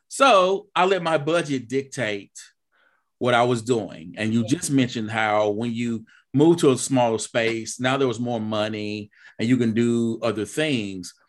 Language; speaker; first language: English; native; English